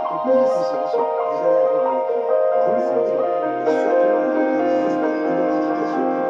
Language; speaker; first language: French; native; French